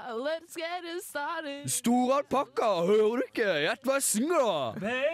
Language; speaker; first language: Norwegian; early bilingual, other home language; English